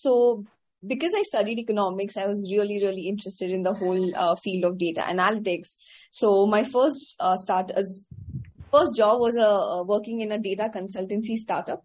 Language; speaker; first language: English; non-native, local second language; Hindi